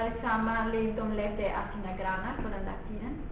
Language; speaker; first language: Swedish; non-native, fluent; Spanish